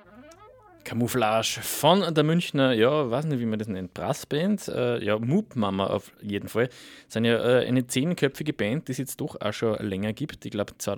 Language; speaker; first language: German; native; German